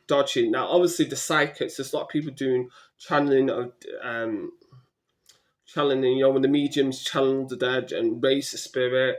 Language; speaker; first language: English; native; English